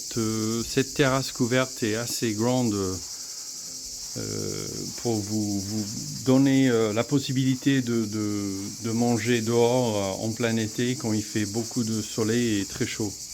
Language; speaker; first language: French; non-native, fluent; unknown